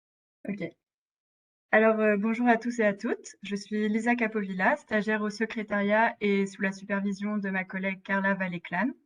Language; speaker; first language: French; native; French